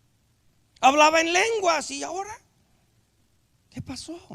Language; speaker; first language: Spanish; native; Spanish